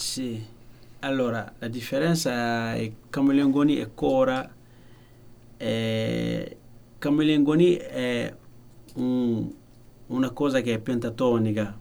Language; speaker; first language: Italian; non-native, learner; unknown